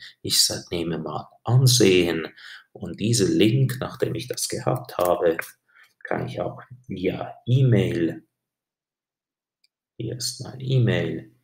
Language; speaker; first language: German; non-native, fluent; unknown